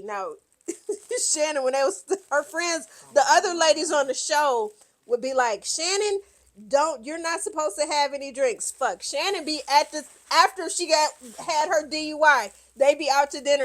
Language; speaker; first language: English; native; English